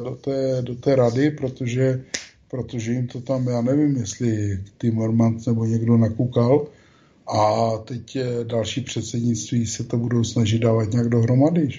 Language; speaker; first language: Czech; native; Czech